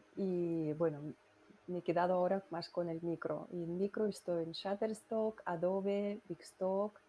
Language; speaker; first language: Spanish; non-native, fluent; Russian